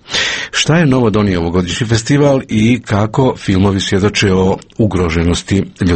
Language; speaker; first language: Croatian; native; Croatian